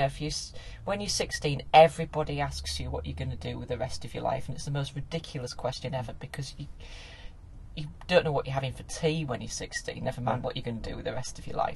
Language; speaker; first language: English; native; English